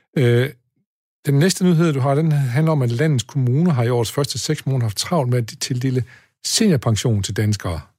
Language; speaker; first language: Danish; native; Danish